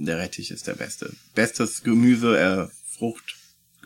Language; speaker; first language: German; native; German